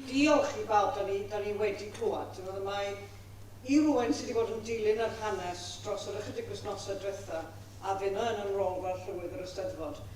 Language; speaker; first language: Welsh; non-native, fluent; English